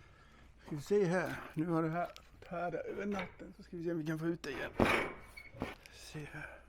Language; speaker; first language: Swedish; native; Swedish